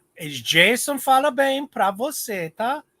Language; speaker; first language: Portuguese; non-native, learner; English